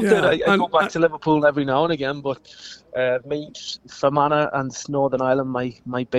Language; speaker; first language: English; native; English